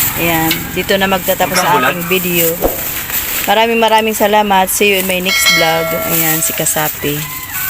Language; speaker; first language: Filipino; non-native, local second language; Waray